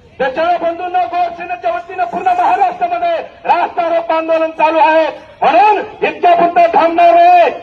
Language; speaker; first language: Marathi; non-native, local second language; Lambadi